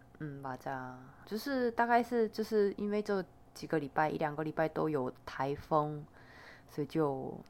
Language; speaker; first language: Chinese; non-native, fluent; Korean